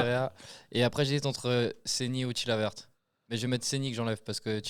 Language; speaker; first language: French; native; French